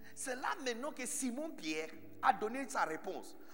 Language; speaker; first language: French; non-native, fluent; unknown